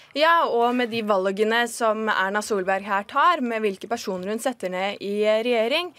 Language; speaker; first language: Norwegian; native; Norwegian